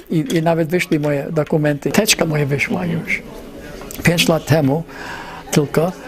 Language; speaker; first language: Polish; early bilingual, heritage; Polish